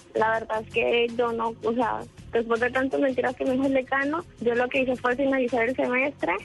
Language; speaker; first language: Spanish; native; Spanish